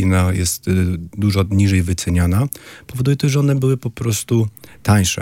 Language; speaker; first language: Polish; native; Polish